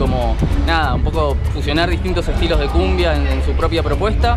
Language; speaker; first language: Spanish; native; Spanish